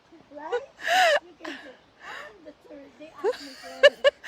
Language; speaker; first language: English; non-native, local second language; Filipino